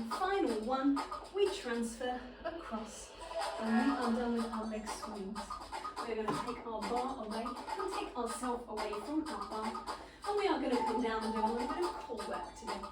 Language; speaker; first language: English; native; English